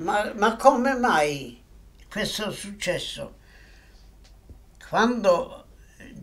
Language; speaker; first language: Italian; non-native, fluent; Polish